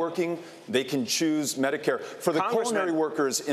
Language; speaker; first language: English; native; English